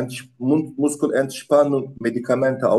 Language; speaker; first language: German; non-native, learner; Turkish